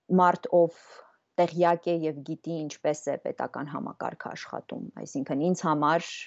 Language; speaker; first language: Armenian; native; Armenian